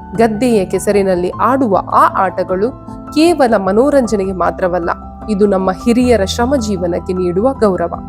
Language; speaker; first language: Kannada; non-native, local second language; Tulu